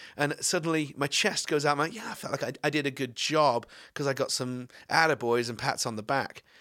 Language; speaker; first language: English; native; English